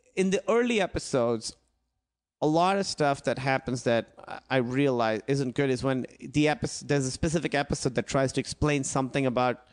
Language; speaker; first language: English; non-native, local second language; Urdu